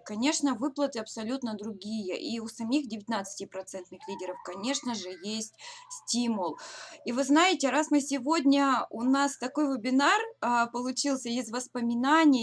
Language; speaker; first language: Russian; native; Russian